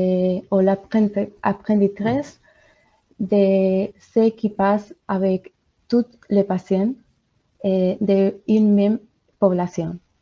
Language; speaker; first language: French; non-native, learner; Spanish